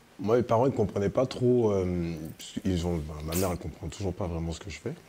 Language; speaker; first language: French; early bilingual, other home language; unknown